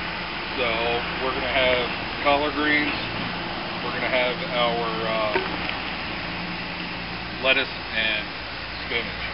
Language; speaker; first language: English; native; English